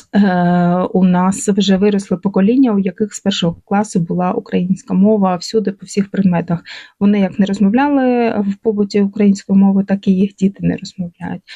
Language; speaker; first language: Ukrainian; non-native, local second language; Russian